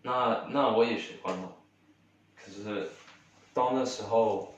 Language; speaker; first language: Chinese; early bilingual, heritage; Chinese